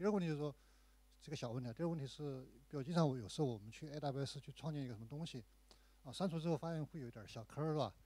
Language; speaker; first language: Chinese; native; Chinese